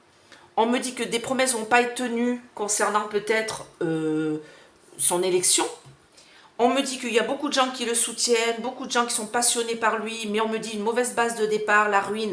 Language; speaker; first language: French; native; French